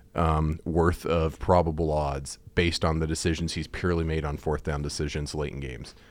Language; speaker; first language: English; native; English